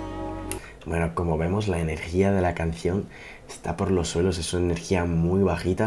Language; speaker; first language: Spanish; native; Spanish